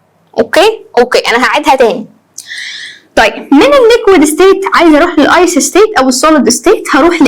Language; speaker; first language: Arabic; native; Arabic